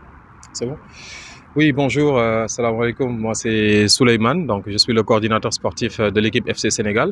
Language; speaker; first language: French; non-native, local second language; Wolof